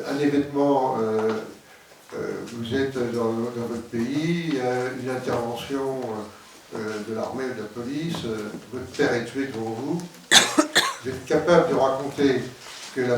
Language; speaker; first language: French; native; French